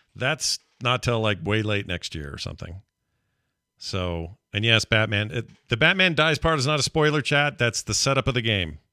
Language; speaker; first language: English; native; English